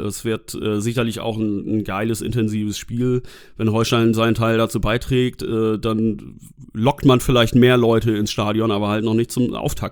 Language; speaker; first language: German; native; German